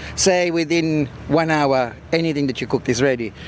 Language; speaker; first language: English; non-native, fluent; Italian